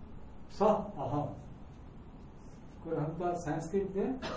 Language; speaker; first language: Japanese; non-native, fluent; Bangla